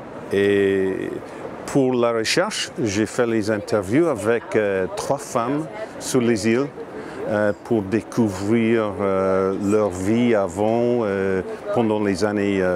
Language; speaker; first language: French; non-native, learner; English